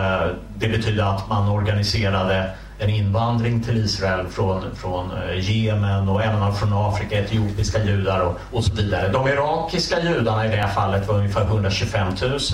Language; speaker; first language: Swedish; native; Swedish